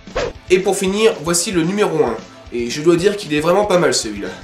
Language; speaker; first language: French; native; French